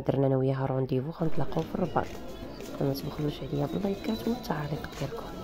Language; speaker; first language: Arabic; native; Arabic